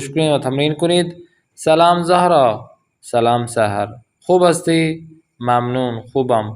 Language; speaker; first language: Persian; non-native, fluent; Urdu